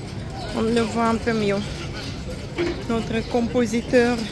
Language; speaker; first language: French; non-native, fluent; Russian